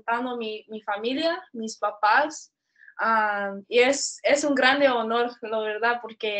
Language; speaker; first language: Spanish; early bilingual, heritage; Spanish